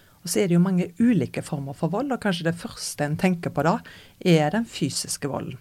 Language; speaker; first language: Norwegian; native; Norwegian